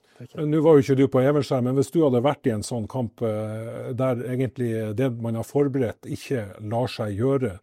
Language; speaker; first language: Norwegian; native; Norwegian